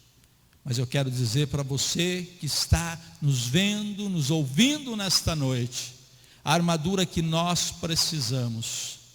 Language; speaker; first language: Portuguese; native; Portuguese